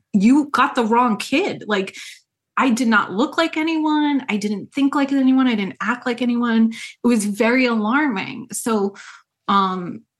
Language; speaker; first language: English; native; English